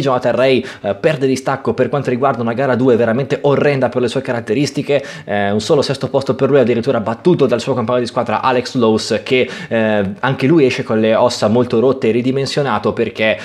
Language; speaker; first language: Italian; native; Italian